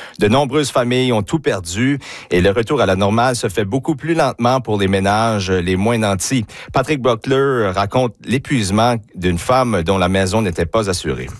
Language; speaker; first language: French; native; French